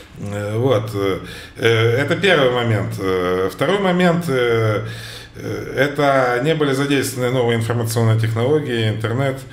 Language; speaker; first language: Russian; native; Russian